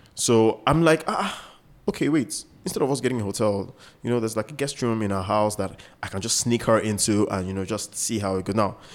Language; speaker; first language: English; non-native, local second language; Yoruba